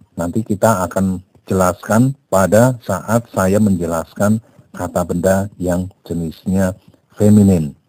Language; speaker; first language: Indonesian; native; Indonesian